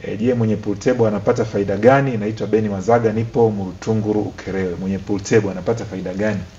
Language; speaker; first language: Swahili; native; Swahili